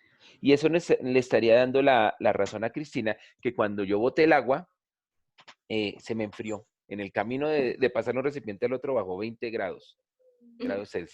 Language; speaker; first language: Spanish; native; Spanish